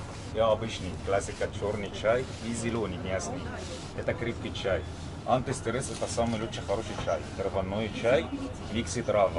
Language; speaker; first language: Russian; non-native, learner; Arabic